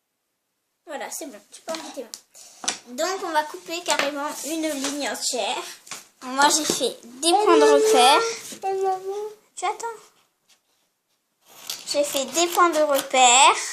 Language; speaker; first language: French; native; French